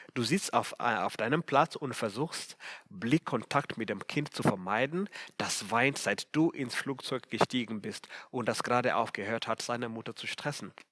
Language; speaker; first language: German; non-native, fluent; Swahili